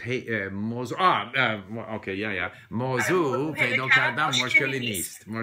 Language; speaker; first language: Persian; non-native, learner; English